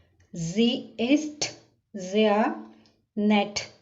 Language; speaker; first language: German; non-native, learner; Urdu